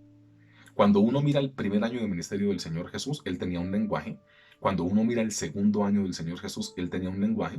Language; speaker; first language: Spanish; native; Spanish